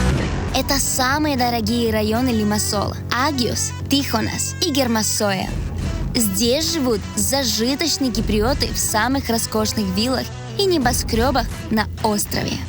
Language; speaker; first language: Russian; native; Russian